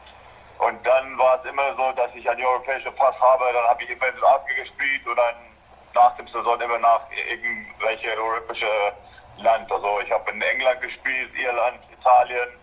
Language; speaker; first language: German; non-native, fluent; Afrikaans